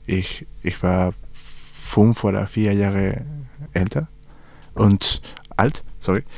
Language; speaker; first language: German; non-native, learner; Spanish